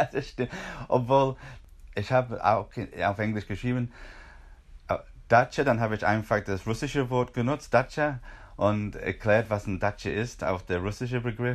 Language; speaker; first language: German; non-native, fluent; English